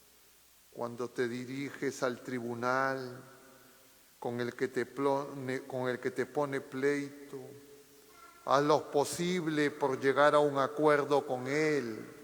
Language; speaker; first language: Spanish; native; Spanish